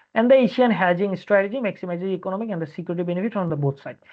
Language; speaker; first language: English; non-native, local second language; Bangla